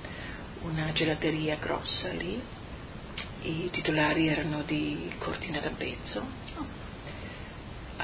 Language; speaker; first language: Italian; native; Italian